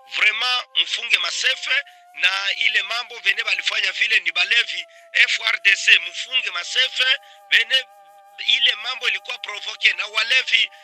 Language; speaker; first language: Swahili; native; Swahili